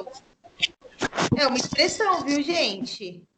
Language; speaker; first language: Portuguese; native; Portuguese